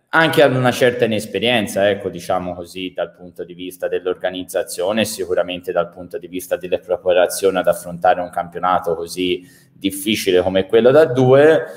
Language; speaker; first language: Italian; native; Italian